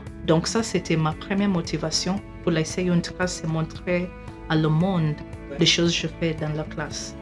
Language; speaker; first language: French; non-native, fluent; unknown